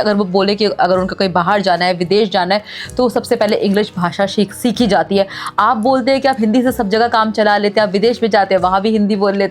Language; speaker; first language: Hindi; native; Hindi